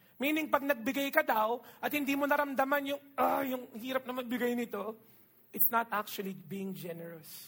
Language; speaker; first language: Filipino; non-native, local second language; Iloko